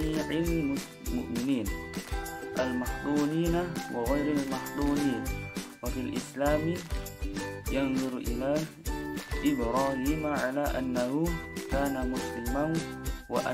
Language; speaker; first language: Arabic; non-native, learner; Indonesian